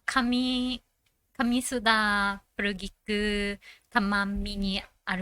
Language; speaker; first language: Indonesian; non-native, learner; Japanese